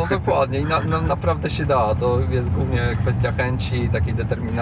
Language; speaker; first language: Polish; native; Polish